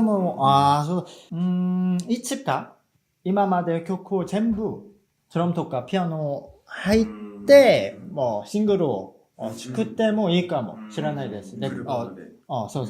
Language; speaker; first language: Japanese; non-native, fluent; Korean